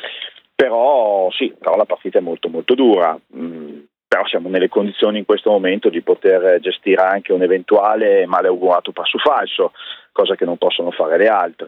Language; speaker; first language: Italian; native; Italian